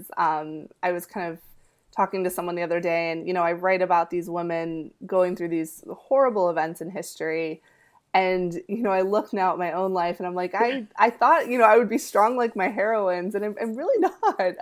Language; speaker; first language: English; early bilingual, other home language; Spanish